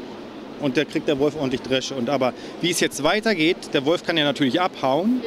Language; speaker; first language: German; native; German